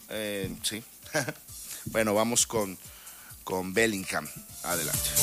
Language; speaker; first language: Spanish; native; Spanish